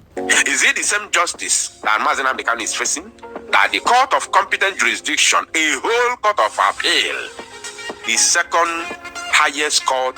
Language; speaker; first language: English; non-native, local second language; Igbo